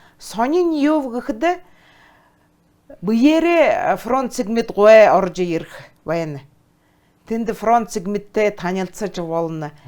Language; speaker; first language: Mongolian; non-native, local second language; Buriat